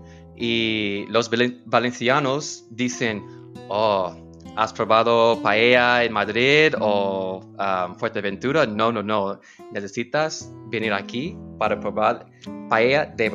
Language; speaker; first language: Spanish; non-native, learner; English